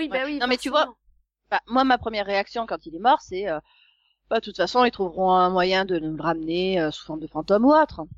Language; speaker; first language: French; native; French